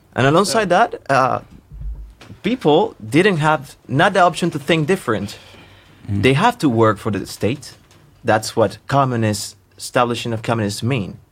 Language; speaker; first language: English; non-native, fluent; Spanish